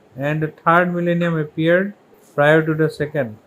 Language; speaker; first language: English; non-native, local second language; Assamese